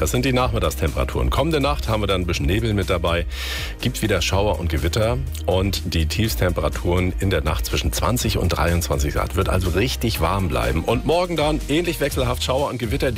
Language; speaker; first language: German; native; German